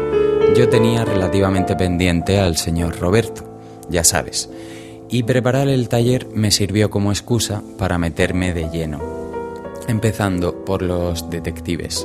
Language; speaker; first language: Spanish; native; Spanish